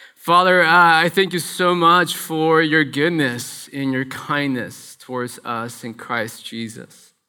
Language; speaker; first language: English; early bilingual, other home language; Spanish